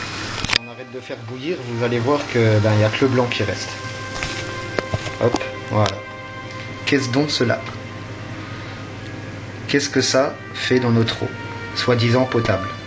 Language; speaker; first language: French; native; French